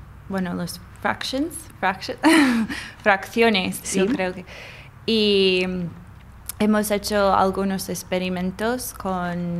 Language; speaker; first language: Spanish; non-native, fluent; English